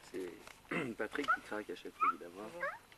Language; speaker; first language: French; native; French